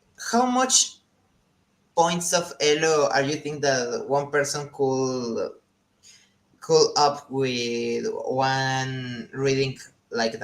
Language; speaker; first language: English; non-native, learner; Spanish